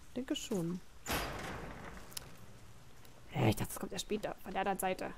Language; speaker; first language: German; native; German